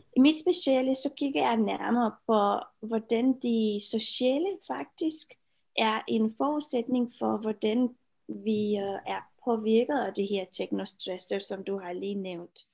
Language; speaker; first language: Danish; non-native, fluent; Romanian